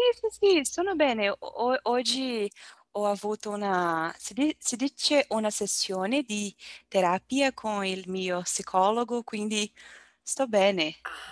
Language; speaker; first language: Italian; non-native, learner; Portuguese